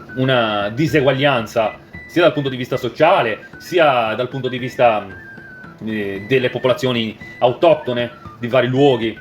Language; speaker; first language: Italian; native; Italian